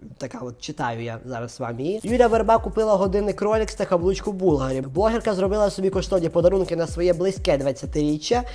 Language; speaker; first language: Ukrainian; non-native, local second language; Russian